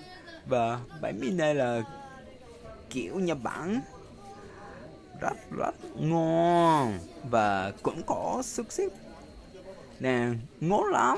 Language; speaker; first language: Vietnamese; non-native, learner; Japanese